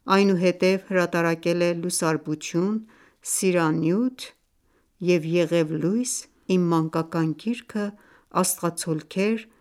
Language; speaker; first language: Armenian; early bilingual, heritage; Armenian